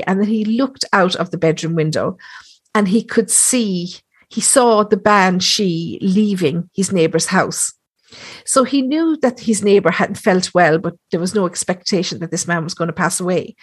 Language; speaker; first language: English; native; English